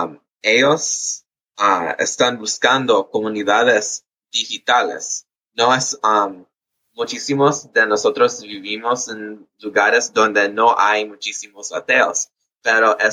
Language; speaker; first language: Spanish; early bilingual, heritage; English